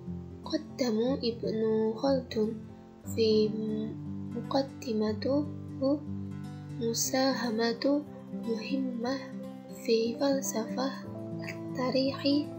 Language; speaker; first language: Arabic; non-native, learner; Indonesian